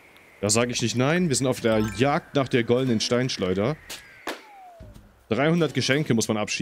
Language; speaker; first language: German; native; German